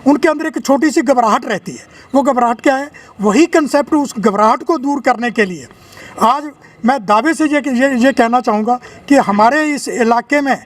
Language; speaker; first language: Hindi; non-native, local second language; Punjabi